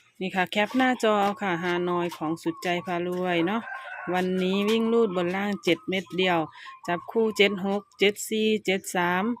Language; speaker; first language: Thai; native; Thai